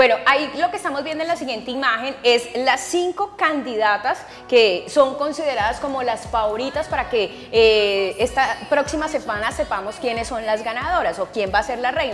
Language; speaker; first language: Spanish; native; Spanish